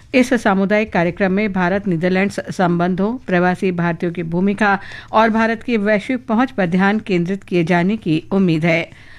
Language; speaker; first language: Hindi; native; Hindi